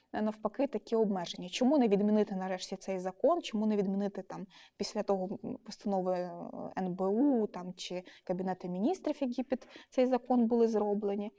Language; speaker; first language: Ukrainian; non-native, local second language; Russian